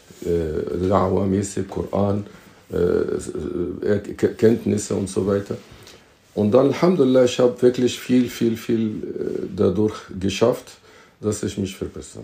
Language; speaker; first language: German; non-native, fluent; Arabic